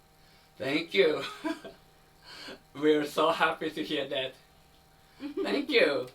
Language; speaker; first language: English; non-native, learner; Japanese